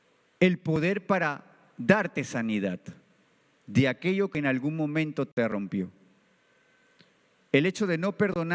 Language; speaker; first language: Spanish; native; Spanish